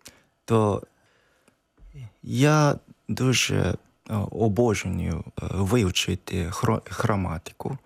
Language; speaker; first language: Ukrainian; non-native, learner; Japanese